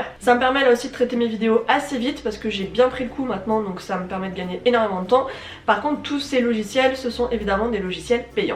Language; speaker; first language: French; native; French